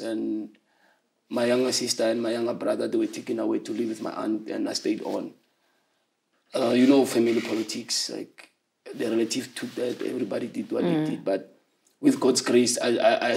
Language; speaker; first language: English; non-native, local second language; Zulu